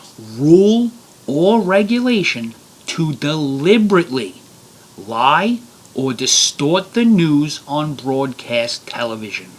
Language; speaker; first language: English; native; English